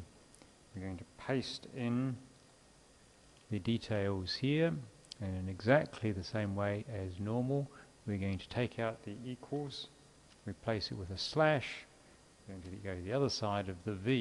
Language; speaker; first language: English; native; English